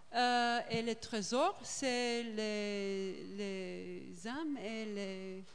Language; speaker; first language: French; non-native, learner; English